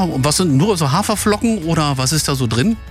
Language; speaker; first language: German; native; German